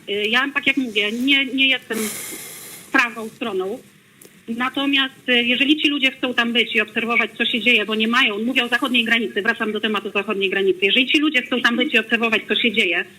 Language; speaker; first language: Polish; native; Polish